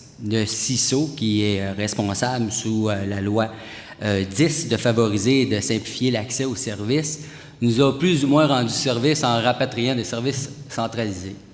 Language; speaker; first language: French; native; French